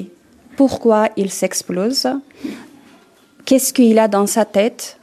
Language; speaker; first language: French; non-native, learner; Persian